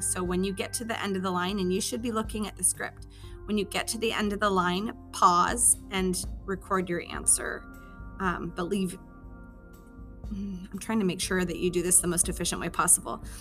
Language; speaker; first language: English; native; English